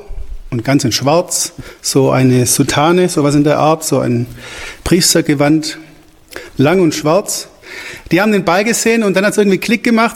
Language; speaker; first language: German; native; German